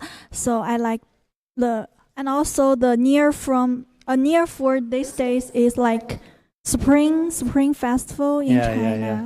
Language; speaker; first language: English; non-native, learner; Chinese